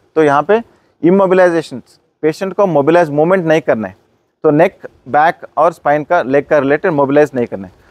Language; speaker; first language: Hindi; non-native, local second language; Kannada